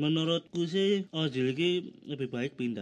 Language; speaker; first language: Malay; non-native, local second language; Javanese